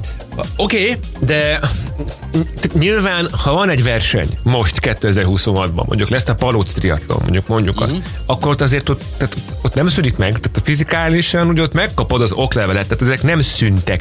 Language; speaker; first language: Hungarian; native; Hungarian